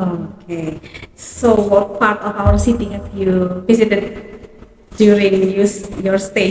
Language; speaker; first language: English; non-native, learner; Indonesian